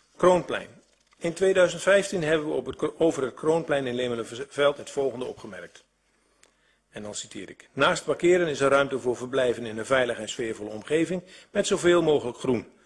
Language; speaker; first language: Dutch; native; Dutch